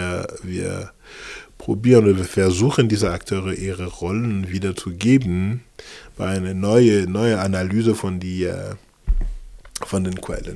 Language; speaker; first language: German; non-native, fluent; French